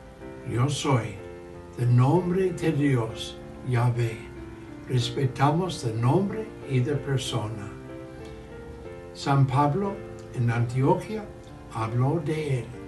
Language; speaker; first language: Spanish; non-native, learner; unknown